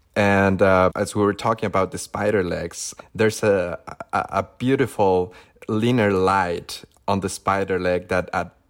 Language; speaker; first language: English; non-native, fluent; Spanish